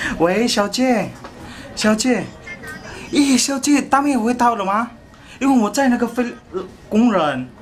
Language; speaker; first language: Chinese; non-native, learner; Filipino